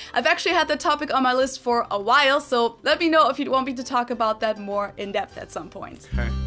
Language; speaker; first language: English; non-native, fluent; German